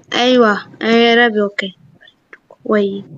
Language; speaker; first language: Arabic; non-native, learner; Oromo